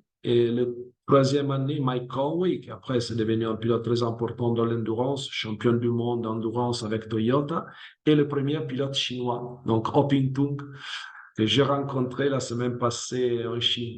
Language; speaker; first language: French; non-native, fluent; Italian